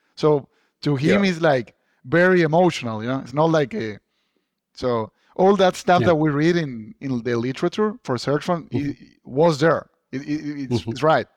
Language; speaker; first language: English; non-native, fluent; Spanish